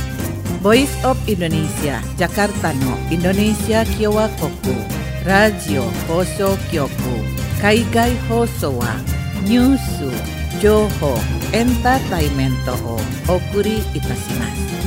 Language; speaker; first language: Japanese; non-native, learner; Indonesian